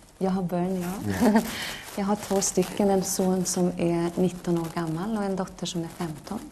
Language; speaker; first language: Swedish; early bilingual, other home language; Norwegian